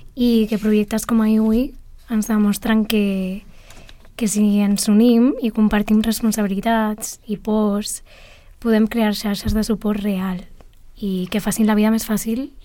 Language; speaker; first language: Catalan; non-native, local second language; Spanish